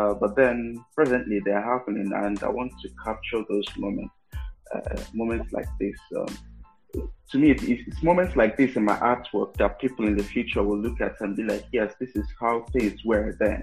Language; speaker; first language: English; non-native, local second language; Igbo